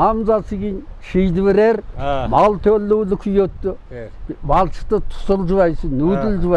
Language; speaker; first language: Mongolian; non-native, local second language; Kazakh